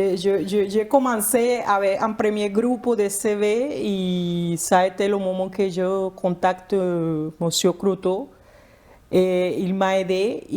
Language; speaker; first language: French; non-native, fluent; Spanish